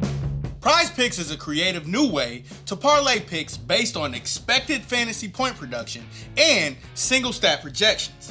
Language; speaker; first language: English; native; English